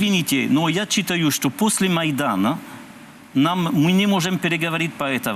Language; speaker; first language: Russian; non-native, learner; French